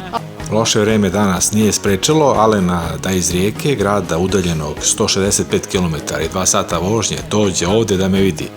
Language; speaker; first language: Serbian; native; Serbian